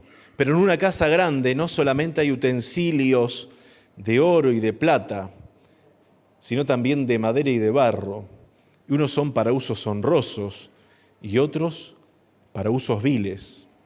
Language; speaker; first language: Spanish; native; Spanish